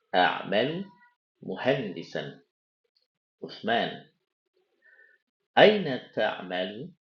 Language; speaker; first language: Arabic; non-native, fluent; Indonesian